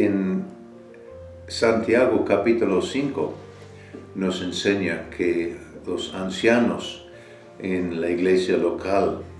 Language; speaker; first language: Spanish; non-native, fluent; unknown